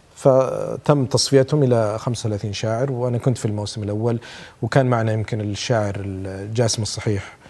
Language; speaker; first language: Arabic; non-native, local second language; Urdu